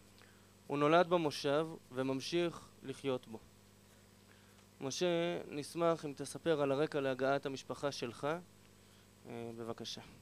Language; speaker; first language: Hebrew; native; Hebrew